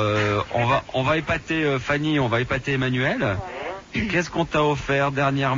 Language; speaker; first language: French; native; French